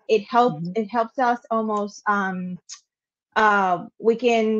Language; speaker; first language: English; non-native, fluent; Spanish